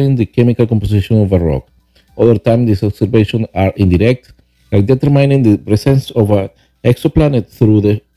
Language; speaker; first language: English; non-native, fluent; Spanish